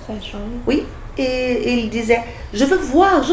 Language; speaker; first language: French; non-native, fluent; Portuguese